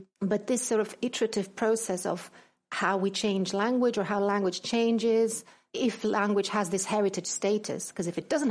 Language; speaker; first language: English; non-native, fluent; Greek